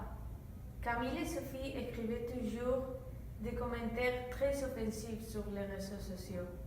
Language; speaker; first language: French; non-native, learner; Spanish